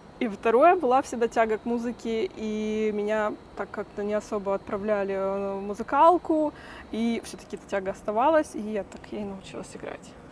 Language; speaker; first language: Russian; native; Russian